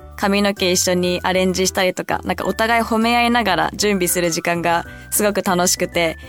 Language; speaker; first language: Japanese; early bilingual, heritage; Japanese